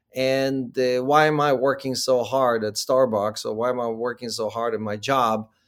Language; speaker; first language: English; early bilingual, other home language; Ukrainian